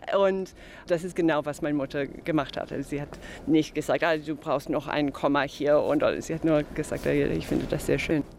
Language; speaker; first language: German; non-native, fluent; English